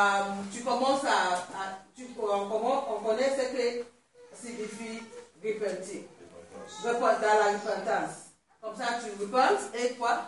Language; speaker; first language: French; non-native, learner; Swahili